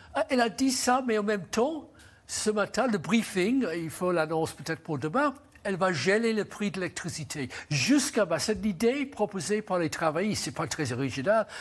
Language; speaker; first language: French; non-native, fluent; English